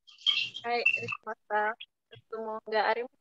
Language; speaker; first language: Japanese; non-native, learner; Indonesian